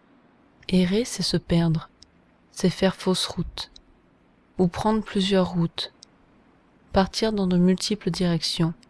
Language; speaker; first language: French; native; French